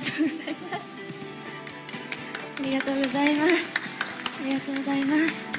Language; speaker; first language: Japanese; native; Japanese